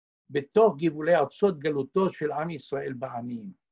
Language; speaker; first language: Hebrew; early bilingual, heritage; Hebrew